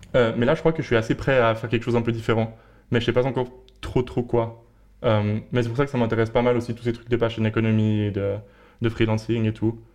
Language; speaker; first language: French; native; French